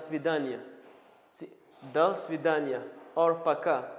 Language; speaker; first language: Russian; non-native, learner; Kinyarwanda